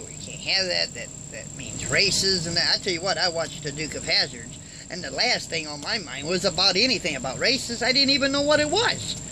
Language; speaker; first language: English; native; English